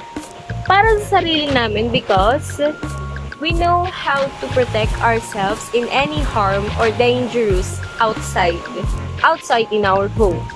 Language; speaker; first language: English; non-native, local second language; Filipino